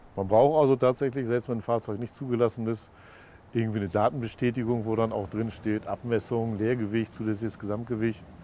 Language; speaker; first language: German; native; German